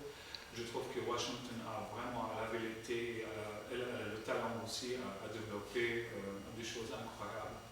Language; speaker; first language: French; non-native, fluent; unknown